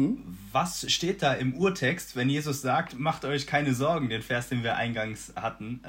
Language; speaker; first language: German; native; German